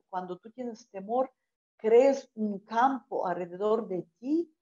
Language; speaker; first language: Spanish; non-native, fluent; Ukrainian